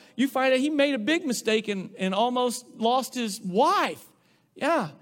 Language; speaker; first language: English; native; English